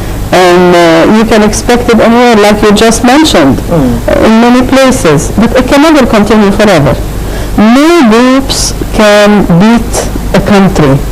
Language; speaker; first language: English; non-native, fluent; Arabic